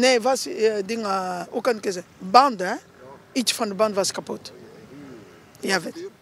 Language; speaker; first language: Dutch; non-native, learner; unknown